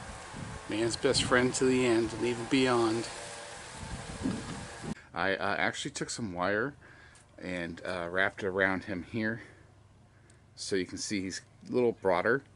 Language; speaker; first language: English; native; English